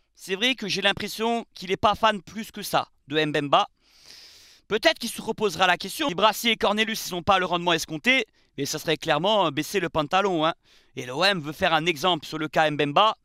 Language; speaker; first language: French; native; French